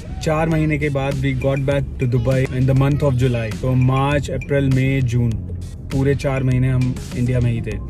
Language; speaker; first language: Hindi; native; Hindi